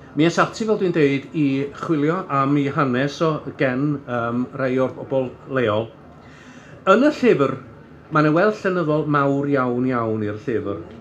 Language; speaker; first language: Welsh; native; Welsh